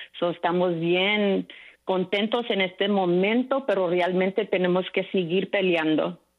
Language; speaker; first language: Spanish; early bilingual, heritage; Spanish